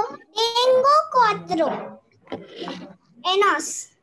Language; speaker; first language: Spanish; non-native, learner; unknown